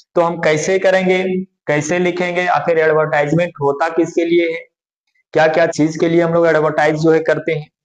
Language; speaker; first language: Hindi; native; Hindi